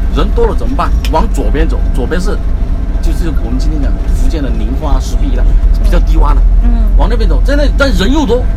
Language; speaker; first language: Chinese; native; Chinese